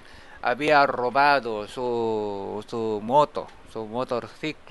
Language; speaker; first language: Spanish; non-native, fluent; Japanese